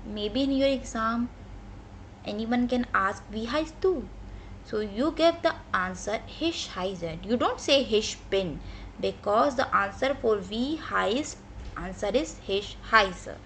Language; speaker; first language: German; non-native, fluent; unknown